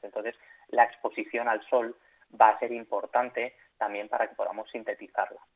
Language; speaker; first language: Spanish; native; Spanish